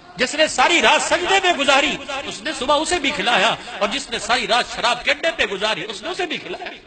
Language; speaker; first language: Urdu; non-native, local second language; Punjabi